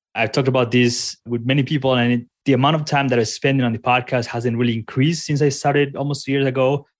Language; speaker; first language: English; non-native, fluent; Spanish